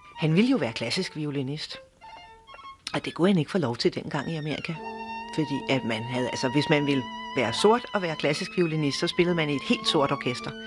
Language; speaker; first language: Danish; early bilingual, other home language; English